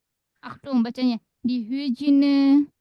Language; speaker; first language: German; non-native, fluent; Indonesian